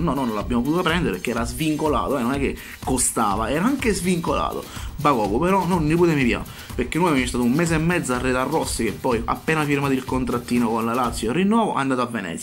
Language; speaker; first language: Italian; native; Italian